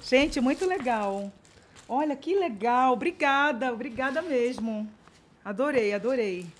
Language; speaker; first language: Portuguese; native; Portuguese